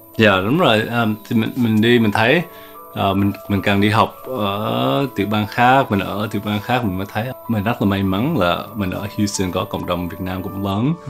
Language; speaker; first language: Vietnamese; early bilingual, heritage; Vietnamese